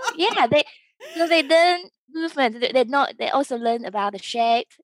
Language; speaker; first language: English; early bilingual, other home language; Chinese